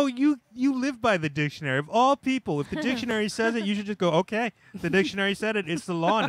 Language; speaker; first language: English; native; English